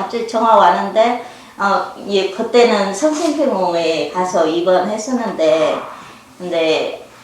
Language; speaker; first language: Korean; non-native, learner; Vietnamese